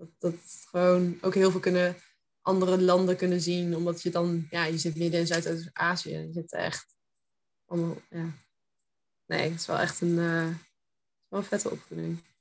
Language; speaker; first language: Dutch; early bilingual, heritage; Dutch